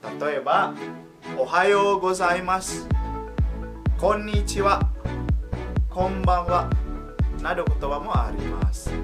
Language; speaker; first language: Japanese; non-native, learner; Indonesian